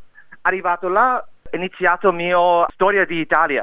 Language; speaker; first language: Italian; non-native, learner; English